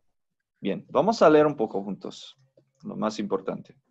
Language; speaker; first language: Spanish; non-native, fluent; English